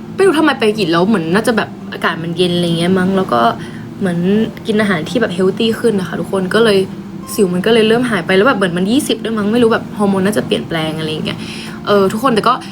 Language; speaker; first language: Thai; early bilingual, heritage; Thai